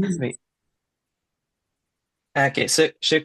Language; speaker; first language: French; non-native, learner; Dutch